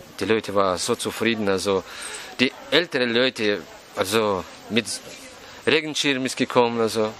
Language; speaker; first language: German; non-native, fluent; Russian